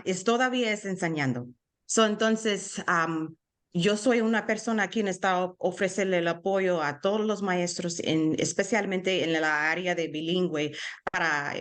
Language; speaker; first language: Spanish; non-native, learner; English